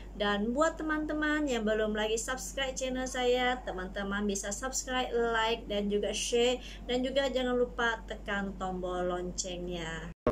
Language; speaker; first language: Indonesian; non-native, local second language; Malay